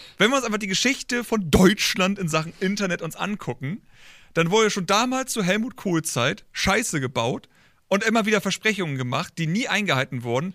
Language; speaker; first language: German; native; German